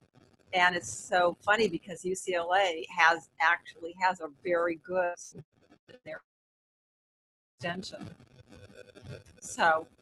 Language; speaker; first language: English; native; English